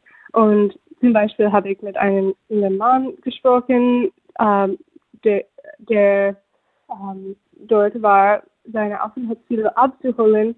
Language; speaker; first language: German; non-native, fluent; English